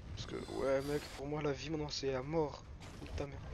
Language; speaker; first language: French; native; French